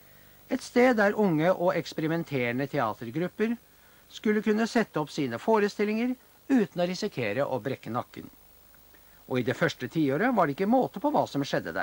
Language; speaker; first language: Norwegian; native; Norwegian